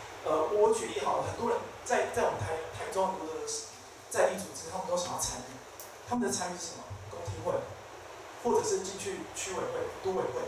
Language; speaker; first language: Chinese; native; Chinese